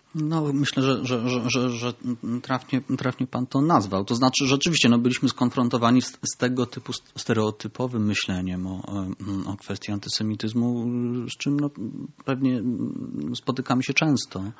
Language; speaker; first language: Polish; native; Polish